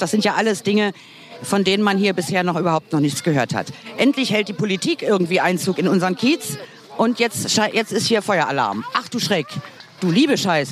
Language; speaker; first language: German; native; German